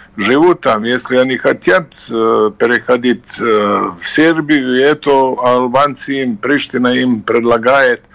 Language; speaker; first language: Russian; non-native, fluent; Serbian